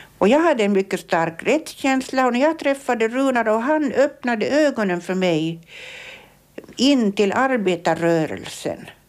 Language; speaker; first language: Swedish; native; Swedish